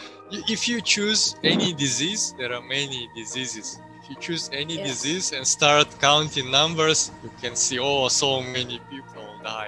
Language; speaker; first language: English; non-native, fluent; Russian